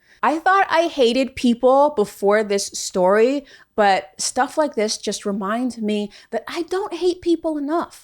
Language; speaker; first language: English; native; English